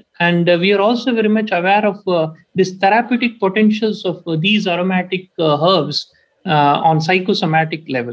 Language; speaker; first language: English; non-native, local second language; Tamil